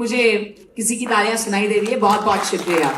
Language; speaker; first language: Hindi; native; Hindi